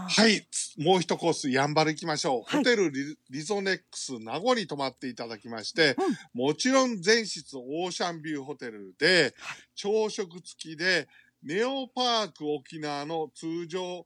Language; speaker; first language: Japanese; native; Japanese